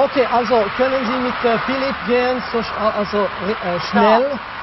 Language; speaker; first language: German; non-native, local second language; French